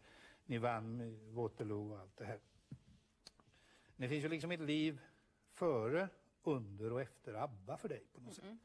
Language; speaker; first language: Swedish; native; Swedish